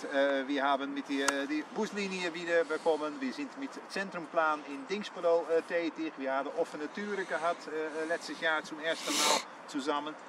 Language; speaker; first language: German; non-native, learner; Dutch